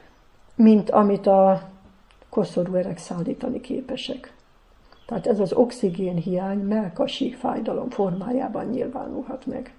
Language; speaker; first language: Hungarian; native; Hungarian